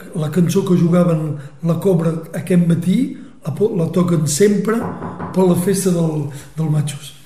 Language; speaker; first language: Catalan; native; Catalan